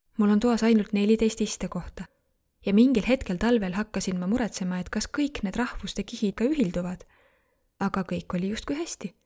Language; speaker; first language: Estonian; non-native, fluent; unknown